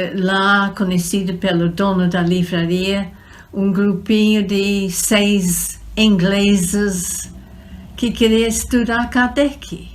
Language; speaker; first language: Portuguese; non-native, fluent; English